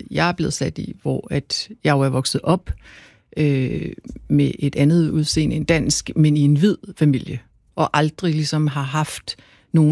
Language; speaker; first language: Danish; non-native, local second language; Korean